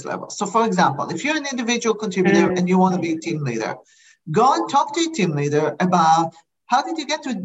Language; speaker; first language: English; non-native, fluent; Hebrew